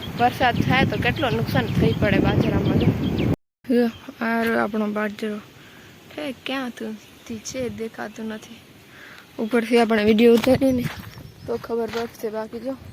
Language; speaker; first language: Gujarati; native; Gujarati